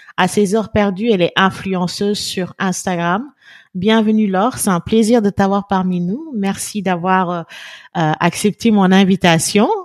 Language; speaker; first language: French; non-native, local second language; Wolof